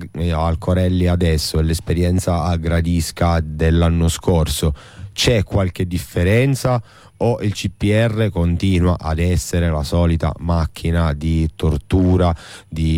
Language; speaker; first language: Italian; native; Italian